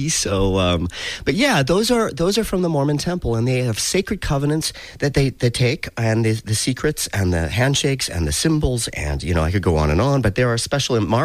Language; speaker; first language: English; native; English